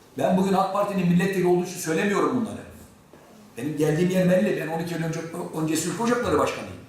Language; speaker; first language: Turkish; native; Turkish